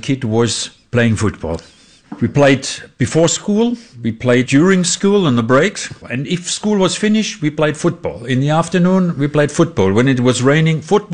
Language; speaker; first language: English; non-native, learner; German